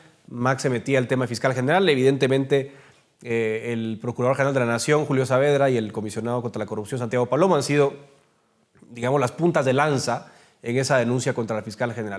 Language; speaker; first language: Spanish; native; Spanish